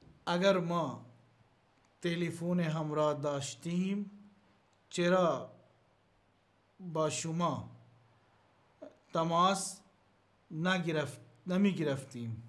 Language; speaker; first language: Persian; non-native, learner; Urdu